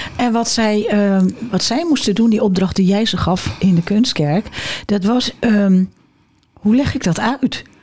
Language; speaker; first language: Dutch; native; Dutch